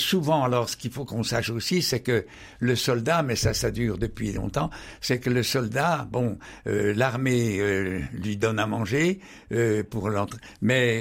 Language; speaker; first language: French; native; French